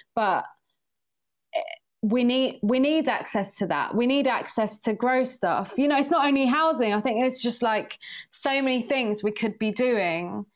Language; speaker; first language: English; early bilingual, other home language; Swahili